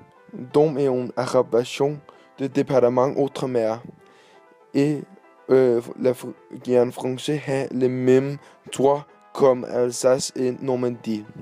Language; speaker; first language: French; non-native, learner; Danish